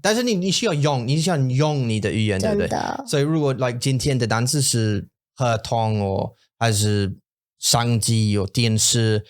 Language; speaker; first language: Chinese; non-native, learner; English